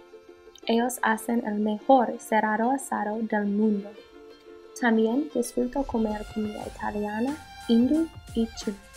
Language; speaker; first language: Spanish; non-native, learner; English